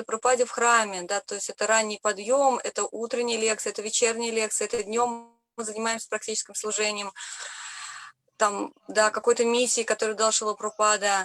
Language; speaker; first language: Russian; native; Russian